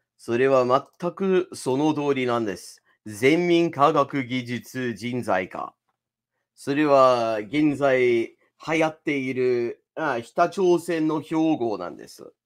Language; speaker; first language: Japanese; non-native, fluent; English